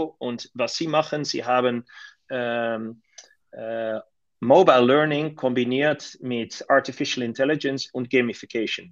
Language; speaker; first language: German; non-native, learner; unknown